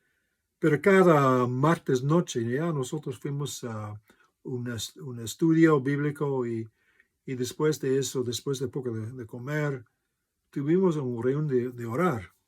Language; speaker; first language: Spanish; non-native, fluent; English